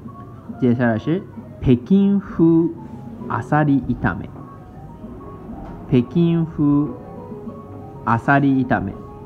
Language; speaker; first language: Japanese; non-native, learner; Chinese